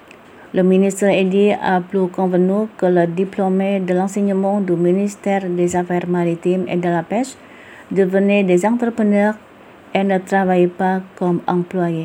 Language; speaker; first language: French; non-native, fluent; Indonesian